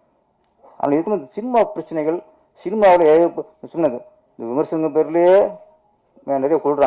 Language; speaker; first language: Tamil; native; Tamil